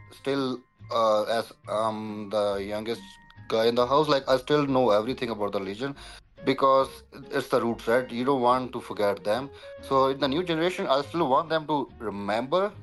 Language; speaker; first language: English; non-native, local second language; Punjabi